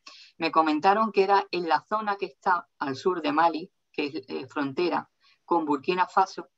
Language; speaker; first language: Spanish; native; Spanish